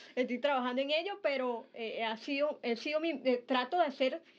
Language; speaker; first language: Spanish; native; Spanish